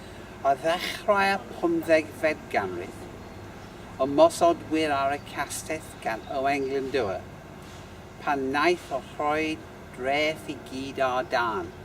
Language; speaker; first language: Welsh; non-native, learner; English